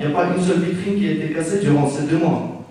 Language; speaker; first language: French; non-native, fluent; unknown